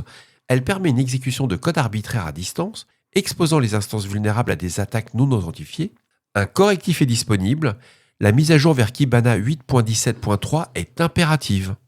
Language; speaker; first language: French; native; French